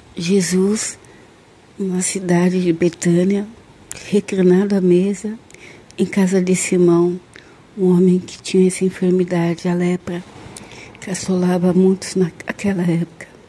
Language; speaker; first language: Portuguese; native; Portuguese